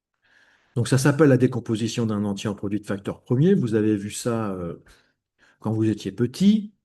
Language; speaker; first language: French; native; French